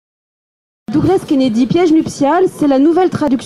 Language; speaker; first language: French; native; French